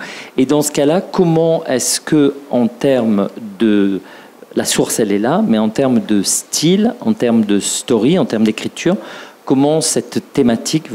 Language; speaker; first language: French; native; French